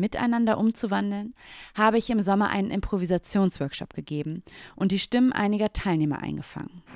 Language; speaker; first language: German; native; German